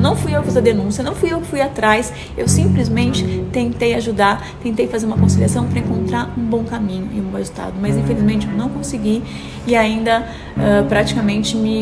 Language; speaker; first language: Portuguese; native; Portuguese